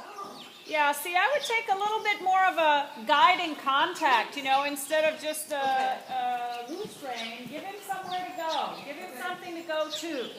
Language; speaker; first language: English; native; English